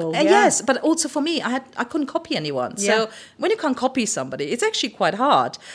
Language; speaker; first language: English; early bilingual, other home language; German